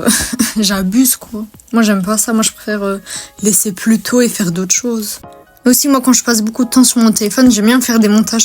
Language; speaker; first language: French; native; French